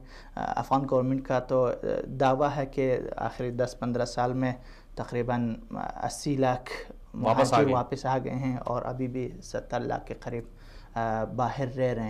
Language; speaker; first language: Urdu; non-native, fluent; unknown